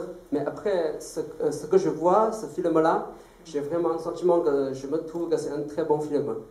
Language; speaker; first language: French; non-native, fluent; Chinese